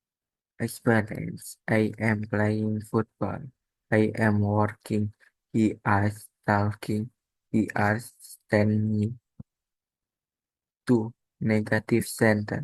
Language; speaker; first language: English; non-native, learner; Indonesian